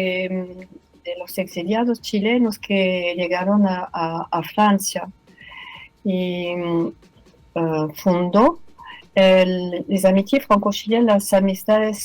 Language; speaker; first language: Spanish; non-native, fluent; French